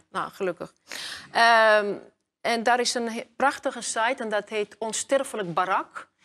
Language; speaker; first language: Dutch; non-native, fluent; Russian